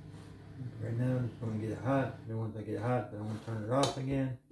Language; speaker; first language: English; native; English